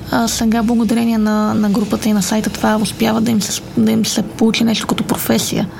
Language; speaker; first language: Bulgarian; native; Bulgarian